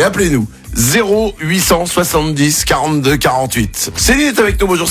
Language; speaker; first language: French; native; French